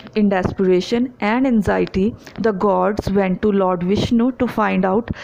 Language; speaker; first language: English; non-native, local second language; Punjabi